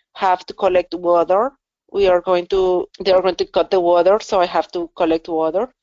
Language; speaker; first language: English; non-native, fluent; Spanish